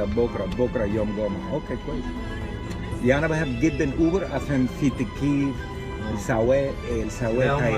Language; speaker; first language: Arabic; non-native, learner; English